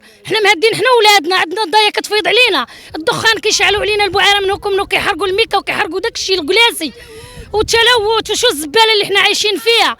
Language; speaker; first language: Arabic; native; Arabic